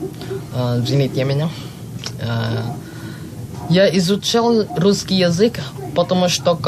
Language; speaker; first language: Russian; non-native, learner; Filipino